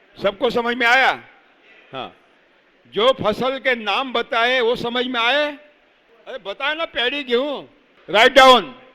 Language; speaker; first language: Hindi; non-native, local second language; Marathi